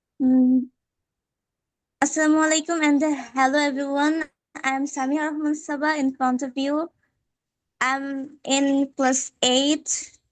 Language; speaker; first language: English; non-native, fluent; Bangla